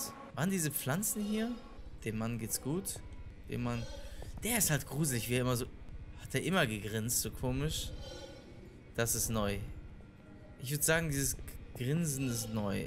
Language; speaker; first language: German; native; German